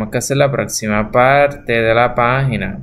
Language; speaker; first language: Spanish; native; Spanish